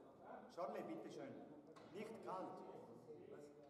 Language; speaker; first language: German; non-native, learner; Italian